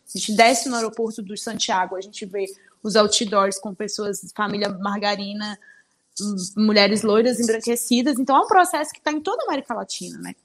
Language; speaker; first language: Portuguese; early bilingual, other home language; Spanish